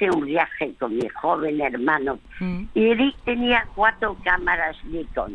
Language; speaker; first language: Spanish; early bilingual, other home language; French